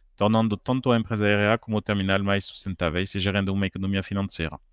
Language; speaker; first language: Portuguese; non-native, fluent; French